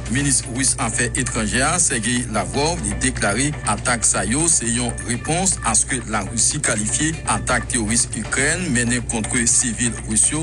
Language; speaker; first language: French; non-native, local second language; Haitian Creole